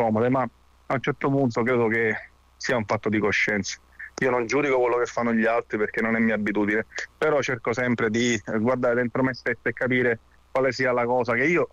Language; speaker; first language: Italian; native; Italian